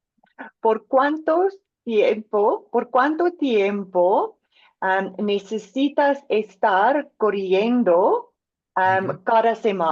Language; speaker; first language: Spanish; non-native, learner; English